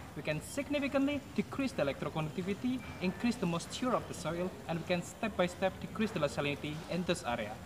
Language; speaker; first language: English; non-native, fluent; Indonesian